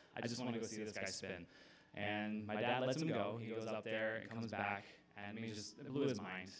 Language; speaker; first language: English; native; English